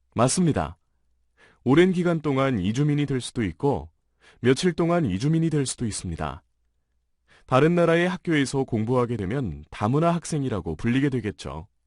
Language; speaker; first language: Korean; native; Korean